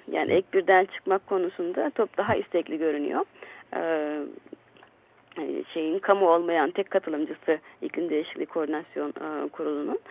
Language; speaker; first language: Turkish; native; Turkish